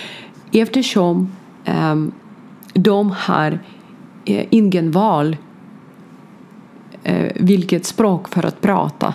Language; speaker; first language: Swedish; non-native, learner; Ukrainian